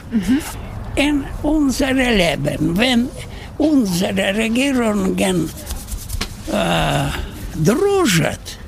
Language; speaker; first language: German; non-native, learner; Russian